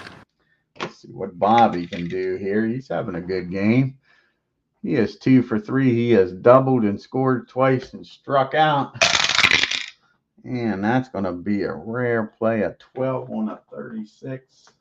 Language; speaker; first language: English; native; English